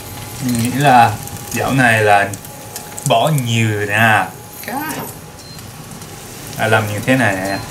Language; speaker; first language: Vietnamese; non-native, learner; Japanese